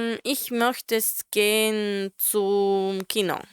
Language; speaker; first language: German; non-native, learner; Latvian